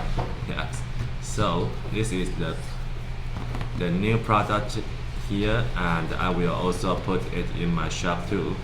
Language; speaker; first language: English; non-native, learner; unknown